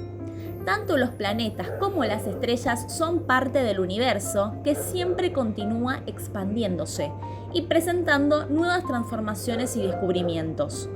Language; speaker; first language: Spanish; native; Spanish